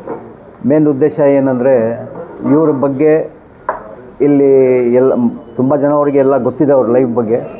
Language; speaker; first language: Kannada; non-native, local second language; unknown